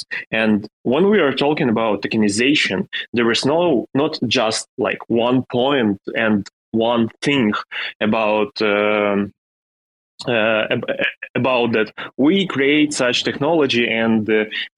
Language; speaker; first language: English; non-native, fluent; Ukrainian